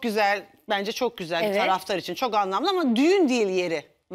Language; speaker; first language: Turkish; native; Turkish